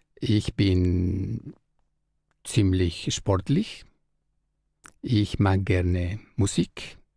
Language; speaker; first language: German; non-native, fluent; Spanish